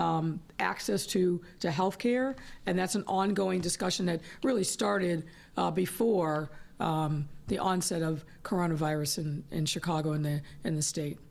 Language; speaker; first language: English; native; English